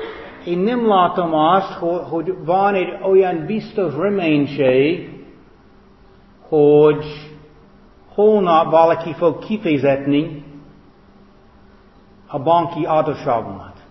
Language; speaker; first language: Hungarian; non-native, fluent; English